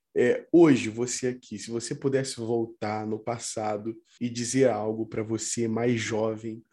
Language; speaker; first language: Portuguese; native; Portuguese